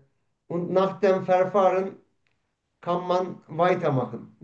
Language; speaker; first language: German; non-native, learner; Turkish